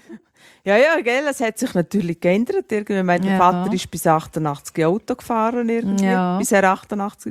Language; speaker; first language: German; native; German